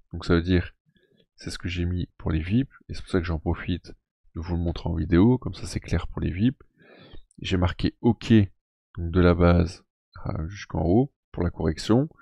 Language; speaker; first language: French; native; French